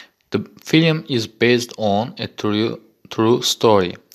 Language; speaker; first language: English; non-native, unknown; Azerbaijani